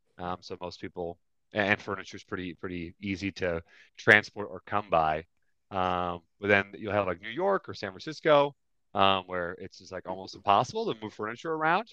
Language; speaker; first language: English; native; English